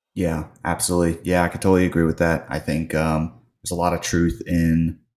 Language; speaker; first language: English; native; English